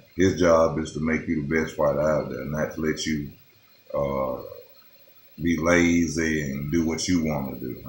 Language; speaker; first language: English; native; English